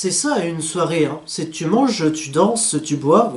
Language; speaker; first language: French; native; French